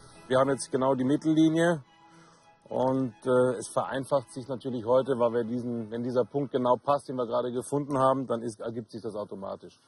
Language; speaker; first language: German; native; German